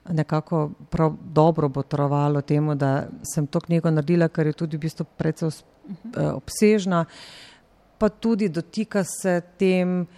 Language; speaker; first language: Slovenian; native; Slovenian